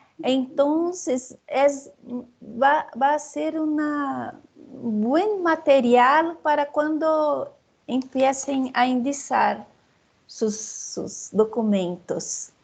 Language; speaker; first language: Spanish; non-native, fluent; Portuguese